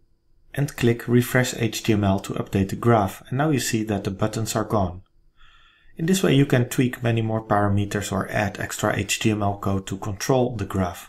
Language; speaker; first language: English; non-native, fluent; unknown